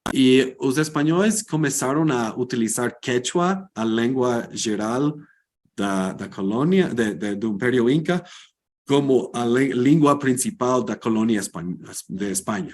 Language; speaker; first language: Portuguese; non-native, fluent; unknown